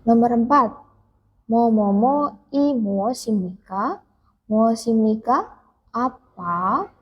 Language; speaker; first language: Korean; non-native, fluent; Indonesian